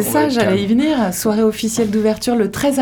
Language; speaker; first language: French; native; French